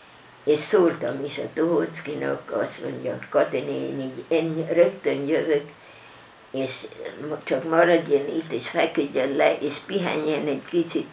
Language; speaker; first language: Hungarian; non-native, local second language; German